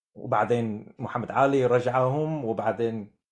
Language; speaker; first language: Arabic; non-native, fluent; English